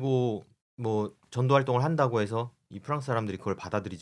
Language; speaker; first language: Korean; native; Korean